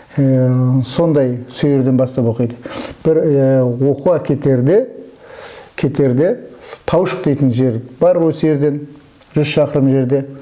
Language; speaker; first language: Kazakh; native; Kazakh